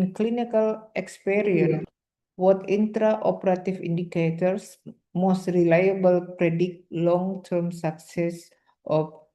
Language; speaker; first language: English; non-native, fluent; Indonesian